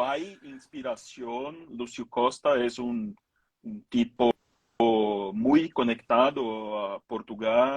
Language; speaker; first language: Spanish; non-native, fluent; Portuguese